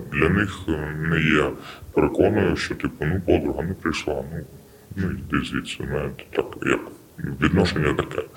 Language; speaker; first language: Ukrainian; non-native, local second language; Russian